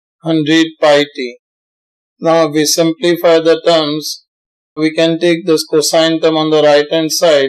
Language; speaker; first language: English; non-native, local second language; Hindi